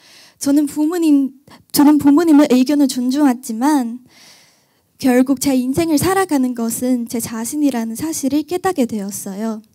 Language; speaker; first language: Korean; non-native, fluent; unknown